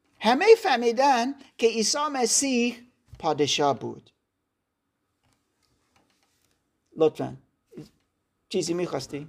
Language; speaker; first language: Persian; non-native, learner; German